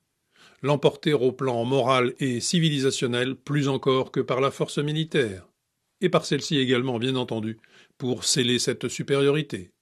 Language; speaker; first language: French; native; French